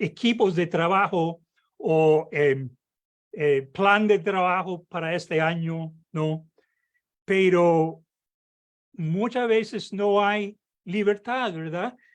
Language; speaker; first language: Spanish; non-native, fluent; English